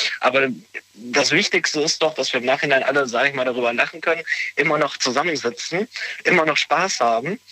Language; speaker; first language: German; native; German